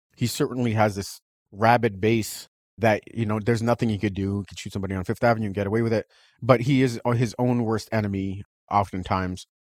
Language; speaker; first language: English; early bilingual, other home language; Russian